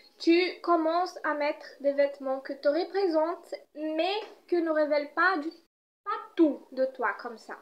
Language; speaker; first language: French; non-native, fluent; Portuguese